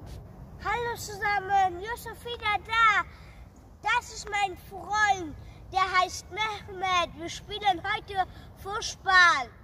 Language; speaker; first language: German; early bilingual, other home language; Tajik